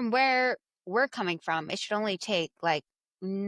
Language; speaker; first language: English; native; English